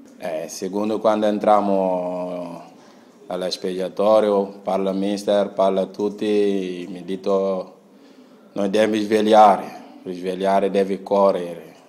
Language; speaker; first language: Italian; non-native, learner; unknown